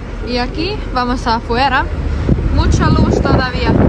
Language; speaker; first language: Spanish; non-native, learner; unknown